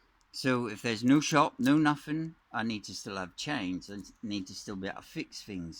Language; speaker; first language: English; native; English